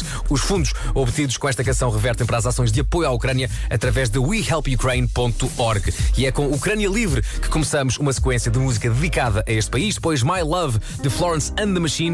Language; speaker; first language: Portuguese; native; Portuguese